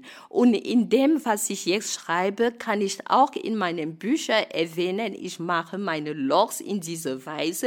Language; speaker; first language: German; non-native, fluent; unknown